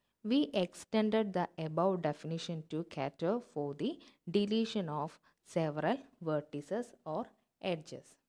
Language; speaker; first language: English; non-native, local second language; Malayalam